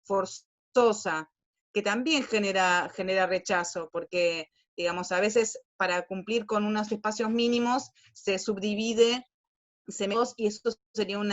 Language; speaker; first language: Spanish; native; Spanish